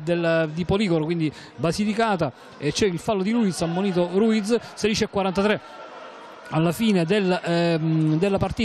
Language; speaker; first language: Italian; native; Italian